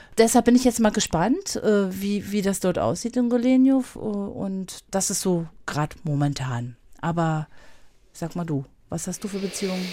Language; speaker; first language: German; native; German